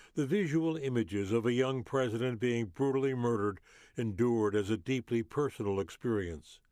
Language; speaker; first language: English; native; English